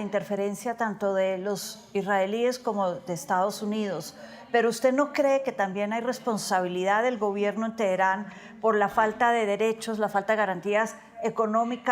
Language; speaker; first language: Spanish; native; Spanish